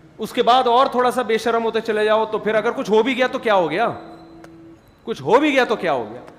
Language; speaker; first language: Urdu; native; Urdu